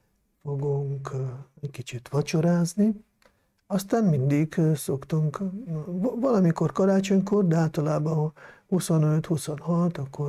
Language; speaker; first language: Hungarian; non-native, local second language; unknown